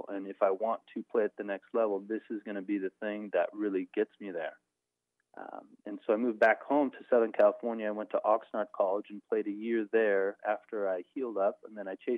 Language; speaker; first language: English; native; English